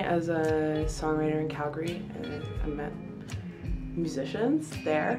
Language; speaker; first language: English; native; English